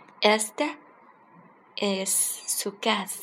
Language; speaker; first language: Spanish; non-native, fluent; Chinese